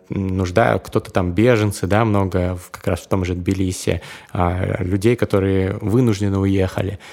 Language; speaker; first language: Russian; native; Russian